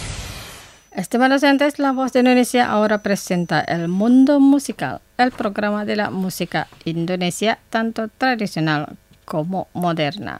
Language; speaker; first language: Spanish; non-native, fluent; Indonesian